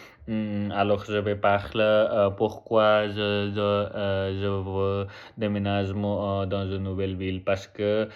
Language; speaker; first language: French; non-native, learner; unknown